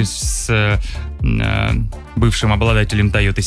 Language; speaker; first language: Russian; native; Russian